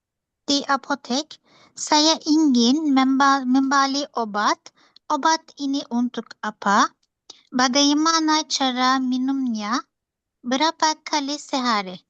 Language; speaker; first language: Indonesian; non-native, learner; Turkish